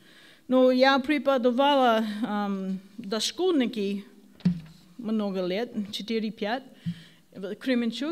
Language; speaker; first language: Russian; non-native, learner; English